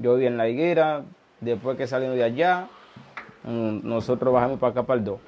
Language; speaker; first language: Spanish; early bilingual, other home language; Haitian Creole